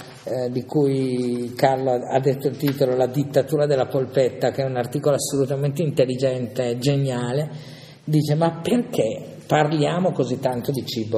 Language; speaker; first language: Italian; native; Italian